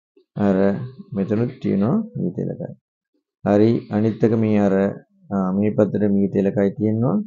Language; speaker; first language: Sinhala; non-native, local second language; Tamil